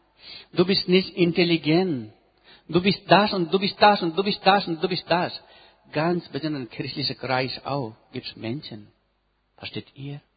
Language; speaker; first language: German; non-native, learner; Nepali